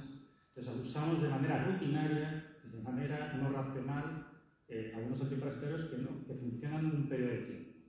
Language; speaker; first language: Spanish; native; Spanish